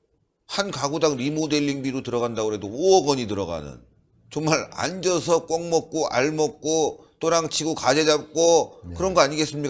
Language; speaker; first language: Korean; native; Korean